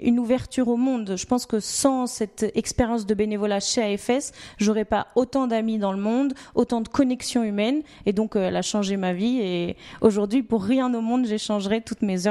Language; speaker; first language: French; native; French